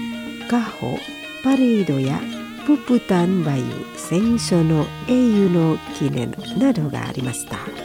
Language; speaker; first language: Japanese; non-native, fluent; Indonesian